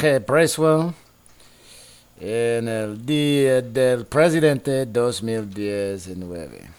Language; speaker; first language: Spanish; non-native, fluent; English